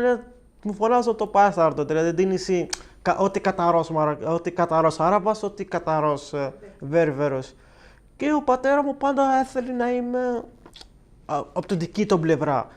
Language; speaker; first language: Greek; non-native, learner; Arabic